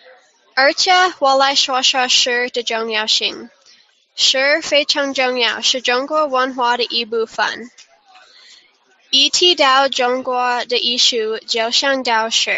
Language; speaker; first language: Chinese; non-native, learner; English